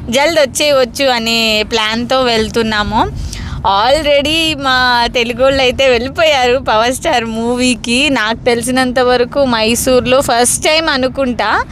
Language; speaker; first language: Telugu; native; Telugu